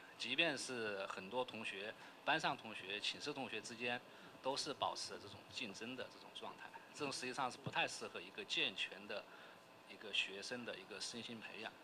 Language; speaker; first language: Chinese; native; Chinese